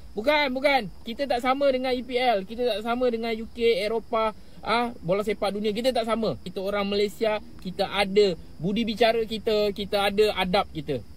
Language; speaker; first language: Malay; native; Malay